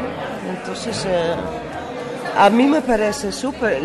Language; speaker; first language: Spanish; non-native, fluent; Dutch